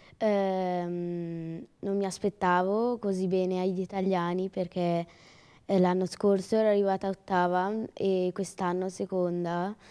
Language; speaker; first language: Italian; native; Italian